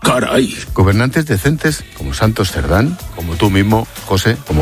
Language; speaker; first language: Spanish; native; Spanish